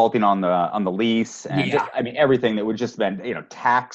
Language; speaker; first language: English; native; English